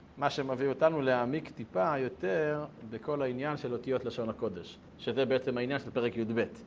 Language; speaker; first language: Hebrew; native; Hebrew